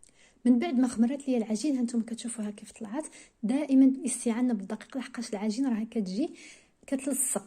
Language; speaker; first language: Arabic; native; Arabic